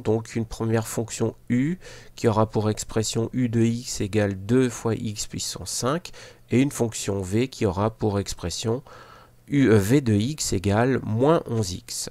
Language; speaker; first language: French; native; French